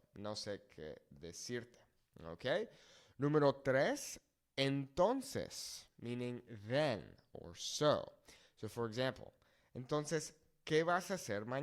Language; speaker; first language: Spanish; non-native, fluent; English